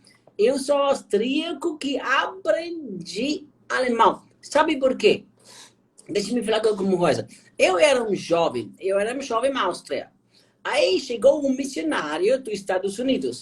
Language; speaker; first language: Portuguese; non-native, fluent; German